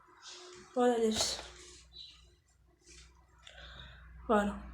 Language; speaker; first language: Arabic; native; Arabic